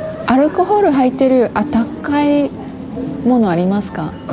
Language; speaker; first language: Japanese; non-native, learner; English